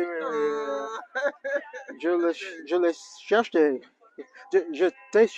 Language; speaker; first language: French; non-native, learner; English